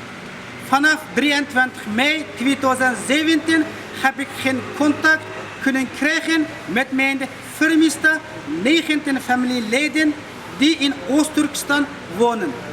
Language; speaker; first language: Dutch; non-native, fluent; Uyghur